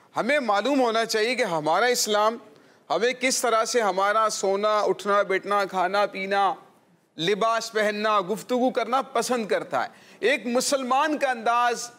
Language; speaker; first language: Urdu; native; Urdu